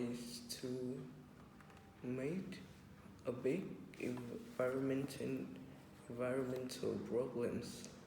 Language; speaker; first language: English; non-native, learner; Vietnamese